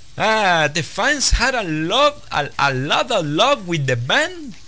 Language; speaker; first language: English; non-native, learner; Spanish